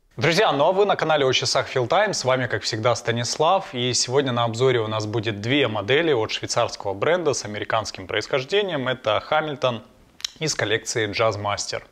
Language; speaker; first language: Russian; native; Russian